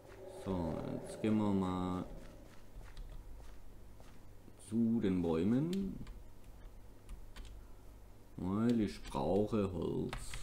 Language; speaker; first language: German; native; German